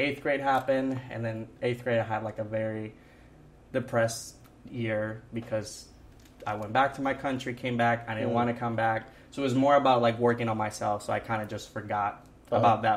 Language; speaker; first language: English; non-native, fluent; Spanish